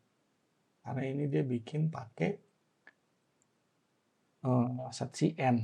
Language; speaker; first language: Indonesian; native; Indonesian